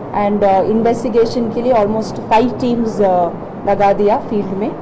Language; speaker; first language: Hindi; non-native, local second language; Telugu